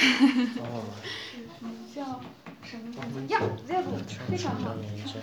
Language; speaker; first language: German; non-native, fluent; Chinese